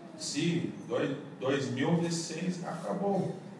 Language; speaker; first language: Portuguese; non-native, learner; English